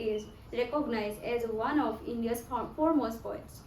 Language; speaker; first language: English; non-native, local second language; Assamese